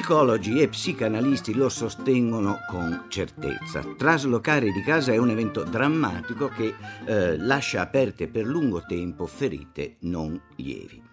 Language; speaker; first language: Italian; native; Italian